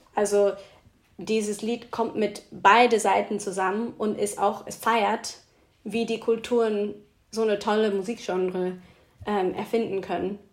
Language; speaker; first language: German; non-native, fluent; English